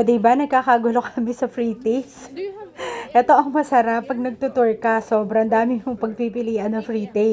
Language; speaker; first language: Filipino; native; Filipino